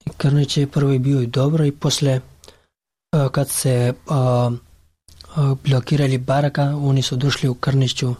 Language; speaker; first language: Serbian; non-native, learner; Pashto